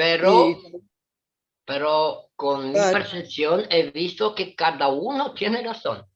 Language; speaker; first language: Spanish; non-native, fluent; Italian